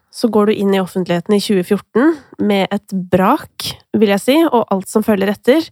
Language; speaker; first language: Norwegian; native; Norwegian